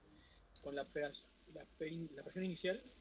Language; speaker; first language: Spanish; native; Spanish